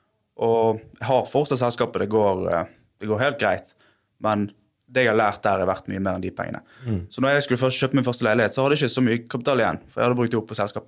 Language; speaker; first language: Norwegian; native; Norwegian